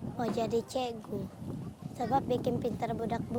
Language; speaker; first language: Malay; early bilingual, other home language; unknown